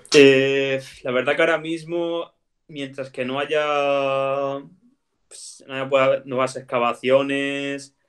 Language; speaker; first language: Spanish; native; Spanish